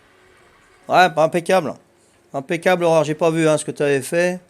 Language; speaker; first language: French; native; French